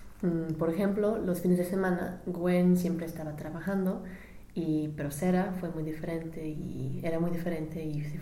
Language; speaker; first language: Spanish; non-native, fluent; English